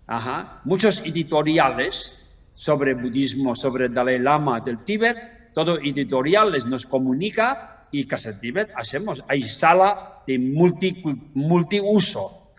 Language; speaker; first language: Spanish; non-native, learner; Tibetan